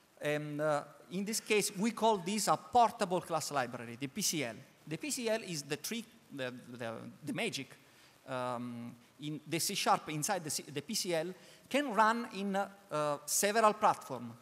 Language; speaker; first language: English; non-native, learner; Italian